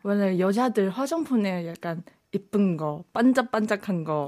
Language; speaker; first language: Korean; non-native, fluent; Chinese